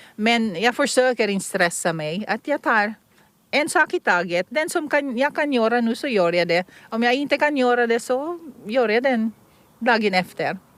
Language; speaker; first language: Swedish; non-native, fluent; Filipino